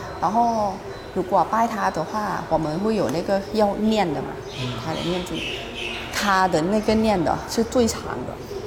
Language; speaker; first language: Chinese; non-native, fluent; Thai